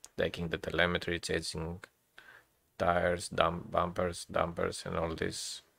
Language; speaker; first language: English; non-native, learner; Greek